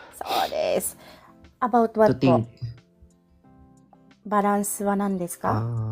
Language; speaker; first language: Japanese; non-native, fluent; Filipino